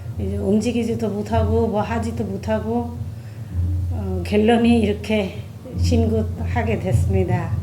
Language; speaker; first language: Korean; non-native, fluent; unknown